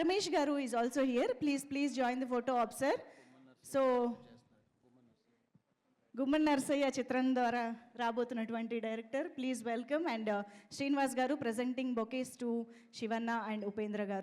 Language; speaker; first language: Telugu; native; Telugu